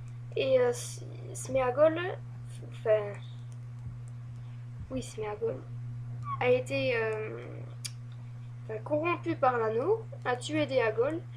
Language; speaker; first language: French; native; French